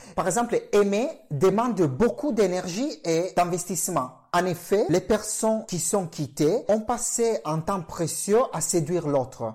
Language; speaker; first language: French; non-native, fluent; Italian